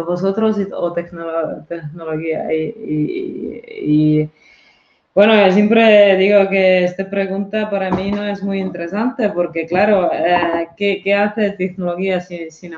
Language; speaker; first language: Spanish; non-native, fluent; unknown